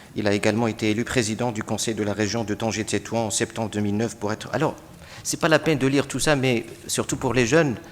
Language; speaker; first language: French; non-native, local second language; Arabic